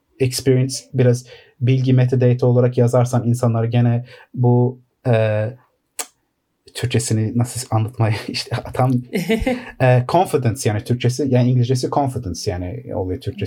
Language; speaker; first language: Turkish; early bilingual, heritage; Turkish